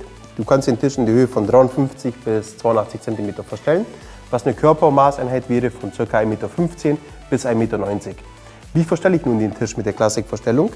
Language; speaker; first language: German; native; German